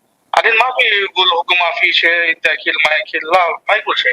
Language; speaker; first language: Arabic; non-native, learner; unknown